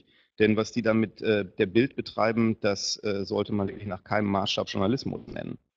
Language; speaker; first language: German; native; German